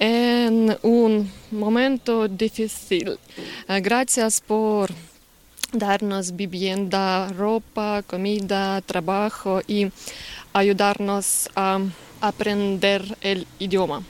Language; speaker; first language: Spanish; non-native, learner; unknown